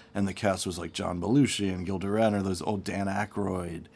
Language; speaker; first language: English; native; English